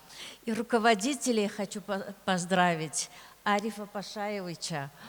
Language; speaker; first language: Russian; non-native, local second language; Lezghian